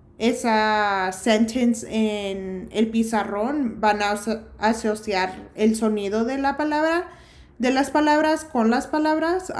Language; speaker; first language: Spanish; early bilingual, heritage; Spanish